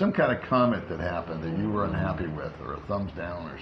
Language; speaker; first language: English; native; English